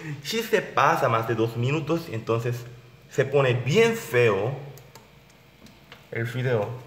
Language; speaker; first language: Spanish; non-native, learner; Korean